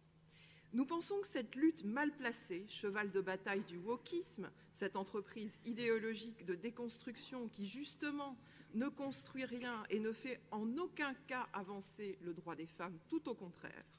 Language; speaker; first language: French; native; French